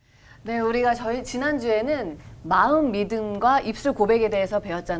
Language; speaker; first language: Korean; native; Korean